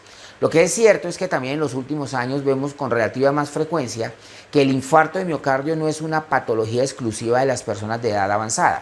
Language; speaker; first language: Spanish; native; Spanish